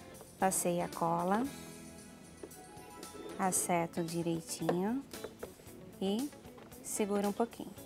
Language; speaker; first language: Portuguese; native; Portuguese